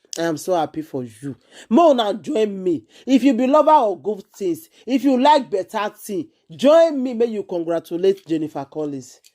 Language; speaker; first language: Nigerian Pidgin; native; Nigerian Pidgin